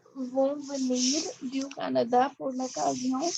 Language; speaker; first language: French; non-native, fluent; Hindi